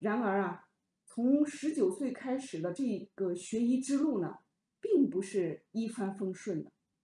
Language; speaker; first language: Chinese; native; Chinese